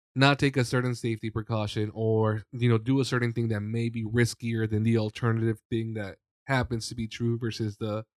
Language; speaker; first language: English; early bilingual, other home language; Spanish